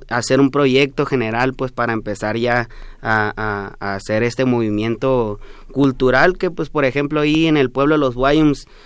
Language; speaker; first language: Spanish; non-native, local second language; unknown